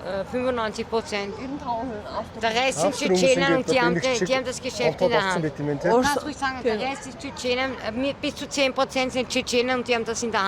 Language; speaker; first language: German; native; German